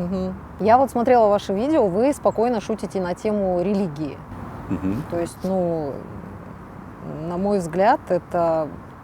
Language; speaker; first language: Russian; native; Russian